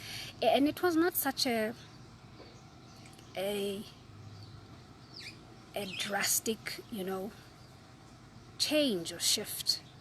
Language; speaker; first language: English; non-native, local second language; Zulu